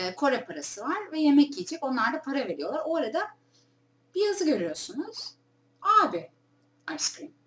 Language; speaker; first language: Turkish; native; Turkish